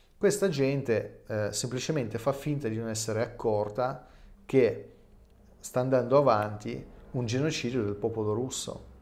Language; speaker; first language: Italian; non-native, fluent; Russian